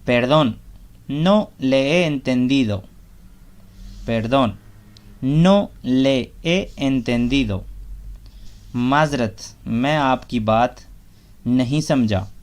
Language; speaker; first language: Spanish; non-native, fluent; Urdu